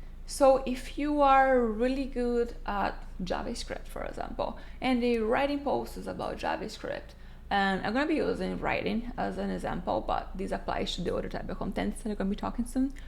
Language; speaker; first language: English; non-native, fluent; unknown